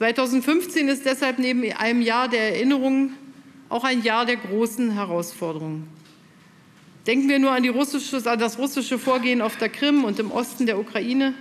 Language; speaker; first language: German; native; German